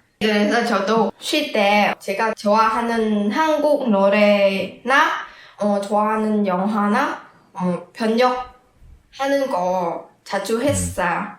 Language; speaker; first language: Korean; non-native, fluent; Vietnamese